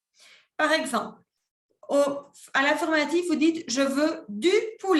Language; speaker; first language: French; non-native, fluent; Spanish